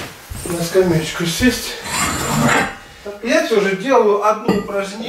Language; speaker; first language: Russian; native; Russian